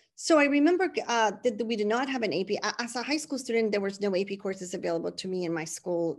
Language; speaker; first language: English; non-native, fluent; Spanish